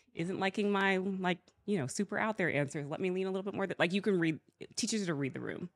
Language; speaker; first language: English; native; English